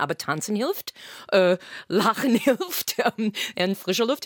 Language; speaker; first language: German; non-native, fluent; English